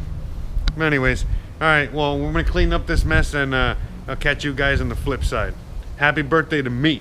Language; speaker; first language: English; native; English